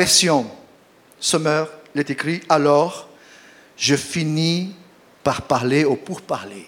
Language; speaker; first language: French; non-native, fluent; Portuguese